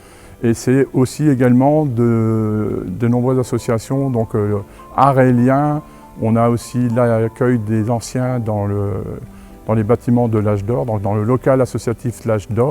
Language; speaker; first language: French; native; French